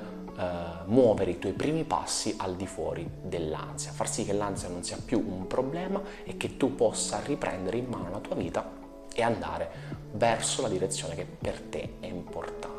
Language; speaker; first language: Italian; native; Italian